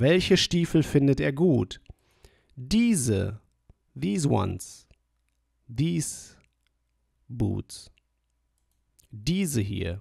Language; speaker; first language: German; non-native, fluent; English